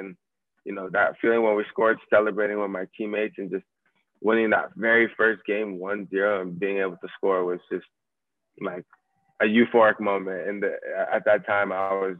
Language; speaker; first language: English; native; English